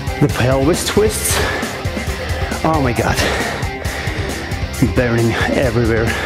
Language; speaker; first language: English; non-native, fluent; German